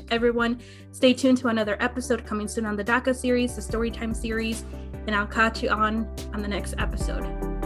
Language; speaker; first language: English; early bilingual, other home language; Spanish